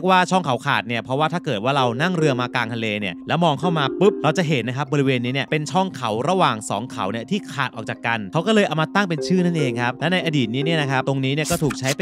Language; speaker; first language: Thai; native; Thai